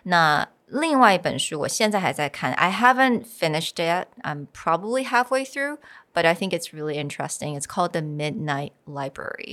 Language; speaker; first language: English; non-native, fluent; Chinese